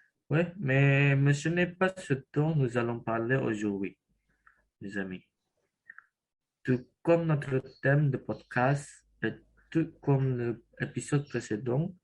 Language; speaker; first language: French; non-native, learner; Indonesian